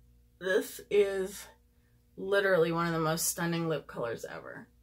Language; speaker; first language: English; native; English